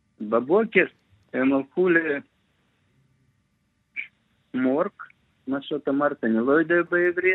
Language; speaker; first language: Hebrew; non-native, learner; Russian